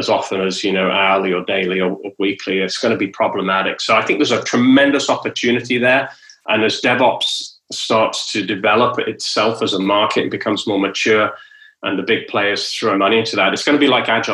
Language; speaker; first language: English; native; English